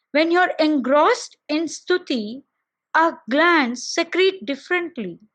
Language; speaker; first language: English; non-native, local second language; Hindi